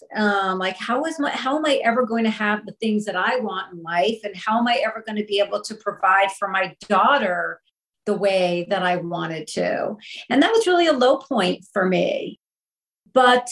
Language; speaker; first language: English; native; English